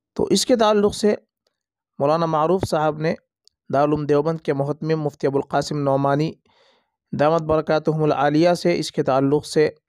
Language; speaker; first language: Urdu; native; Urdu